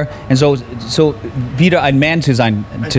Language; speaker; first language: German; non-native, learner; English